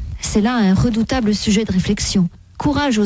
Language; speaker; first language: French; native; French